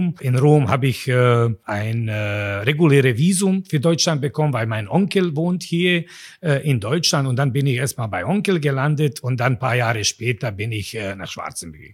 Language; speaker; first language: German; non-native, fluent; Bosnian